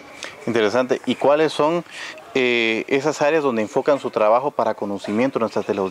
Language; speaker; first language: Spanish; native; Spanish